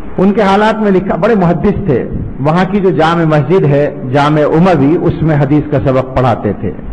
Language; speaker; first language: Urdu; native; Urdu